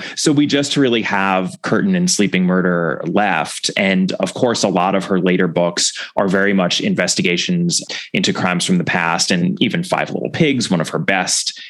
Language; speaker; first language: English; native; English